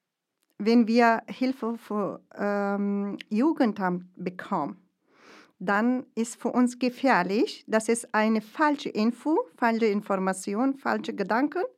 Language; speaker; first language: German; non-native, fluent; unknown